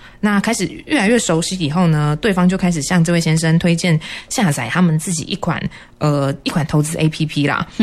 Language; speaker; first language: Chinese; native; Chinese